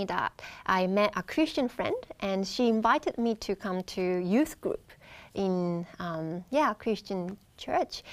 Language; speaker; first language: English; non-native, fluent; Japanese